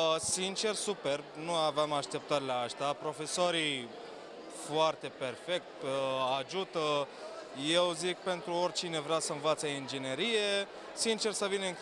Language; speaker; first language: Romanian; early bilingual, heritage; Arabic